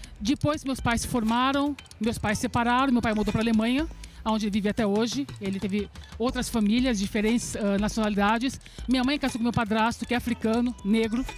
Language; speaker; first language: Portuguese; early bilingual, other home language; Serbian